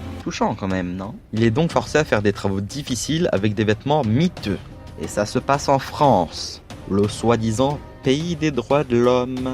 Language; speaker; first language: French; native; French